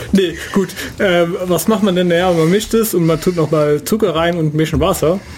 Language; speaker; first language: German; non-native, fluent; Dutch